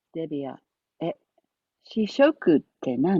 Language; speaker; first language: Japanese; non-native, fluent; English